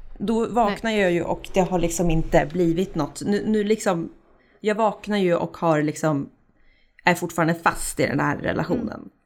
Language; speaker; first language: Swedish; native; Swedish